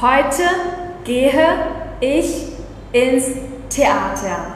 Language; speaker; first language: German; early bilingual, other home language; Vietnamese